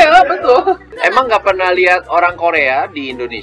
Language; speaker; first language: Indonesian; non-native, fluent; Korean